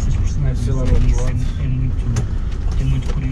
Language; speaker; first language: Portuguese; native; Portuguese